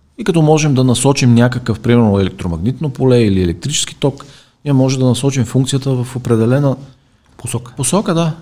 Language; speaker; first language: Bulgarian; native; Bulgarian